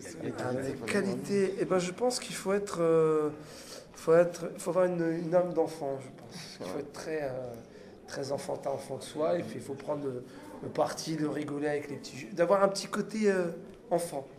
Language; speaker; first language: French; native; French